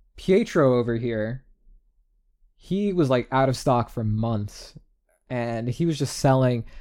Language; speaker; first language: English; native; English